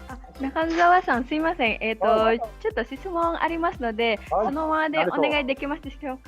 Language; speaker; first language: Japanese; non-native, fluent; Indonesian